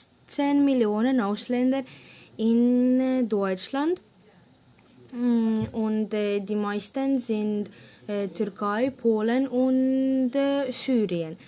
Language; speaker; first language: German; non-native, learner; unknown